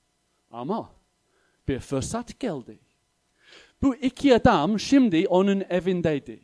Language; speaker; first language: Turkish; non-native, fluent; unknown